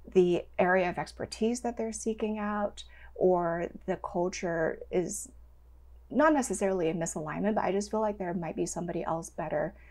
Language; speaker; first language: English; non-native, local second language; Cantonese